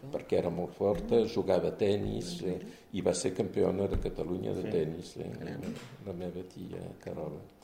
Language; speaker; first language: Catalan; early bilingual, heritage; Catalan